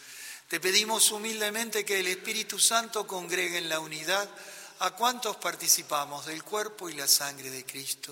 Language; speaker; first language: Spanish; native; Spanish